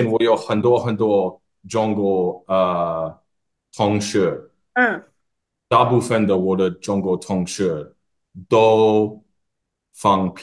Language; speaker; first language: Chinese; non-native, learner; English